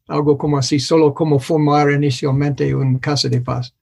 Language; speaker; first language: Spanish; non-native, fluent; English